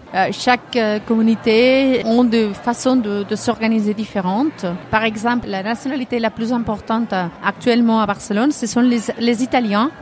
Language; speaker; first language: French; non-native, fluent; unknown